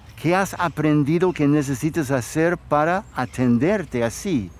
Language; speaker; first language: Spanish; non-native, fluent; English